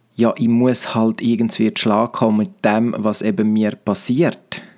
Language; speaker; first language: German; non-native, fluent; Romansh